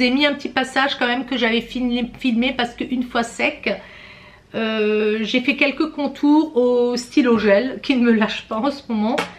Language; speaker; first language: French; native; French